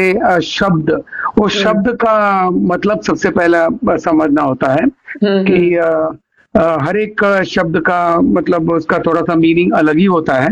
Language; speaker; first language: Hindi; non-native, local second language; Tulu